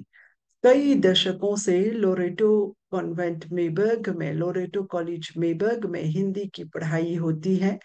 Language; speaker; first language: Hindi; non-native, local second language; Morisyen